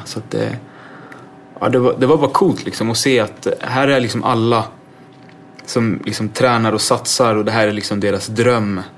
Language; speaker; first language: Swedish; native; Swedish